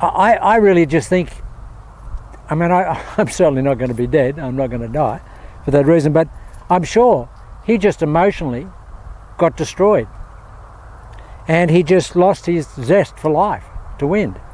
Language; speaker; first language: English; native; English